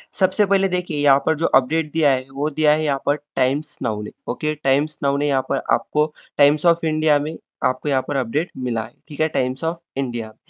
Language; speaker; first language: Hindi; non-native, local second language; Marathi